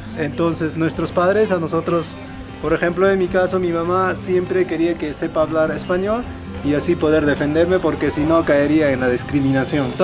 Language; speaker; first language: Spanish; non-native, local second language; Quechua